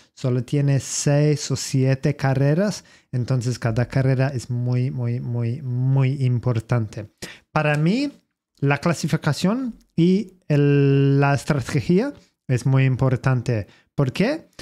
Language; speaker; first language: Spanish; non-native, learner; English